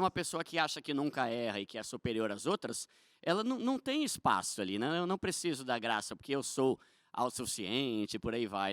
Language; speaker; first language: Portuguese; native; Portuguese